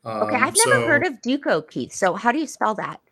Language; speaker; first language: English; native; English